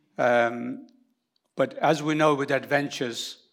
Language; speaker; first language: English; early bilingual, other home language; Urdu